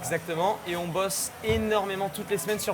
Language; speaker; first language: French; native; French